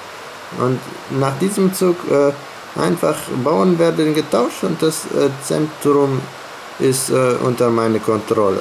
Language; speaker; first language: German; non-native, fluent; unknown